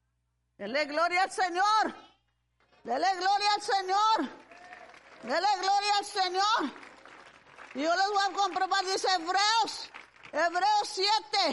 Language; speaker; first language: Spanish; early bilingual, heritage; Spanish